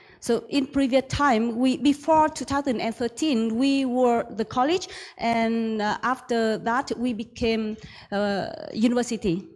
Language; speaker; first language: English; non-native, learner; Vietnamese